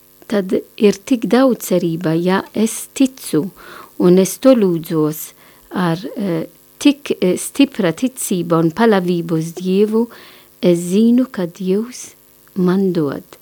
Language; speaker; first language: Latvian; non-native, learner; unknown